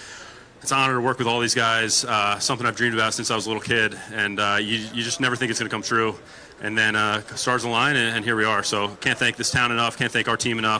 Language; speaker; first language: English; native; English